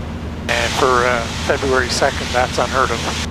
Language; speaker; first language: English; native; English